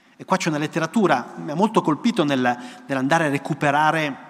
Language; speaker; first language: Italian; native; Italian